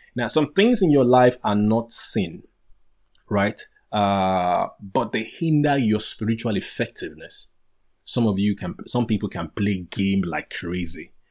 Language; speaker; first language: English; non-native, local second language; Yoruba